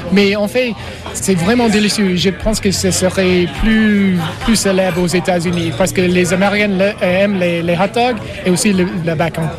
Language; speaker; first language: French; non-native, fluent; English